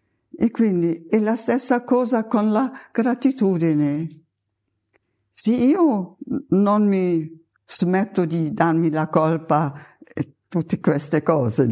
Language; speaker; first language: Italian; non-native, fluent; German